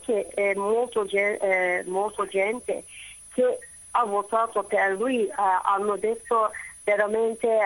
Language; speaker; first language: Italian; non-native, fluent; Turkish